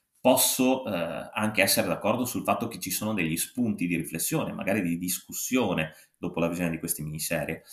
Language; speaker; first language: Italian; native; Italian